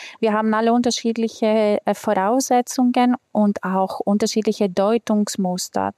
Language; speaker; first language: German; non-native, fluent; Greek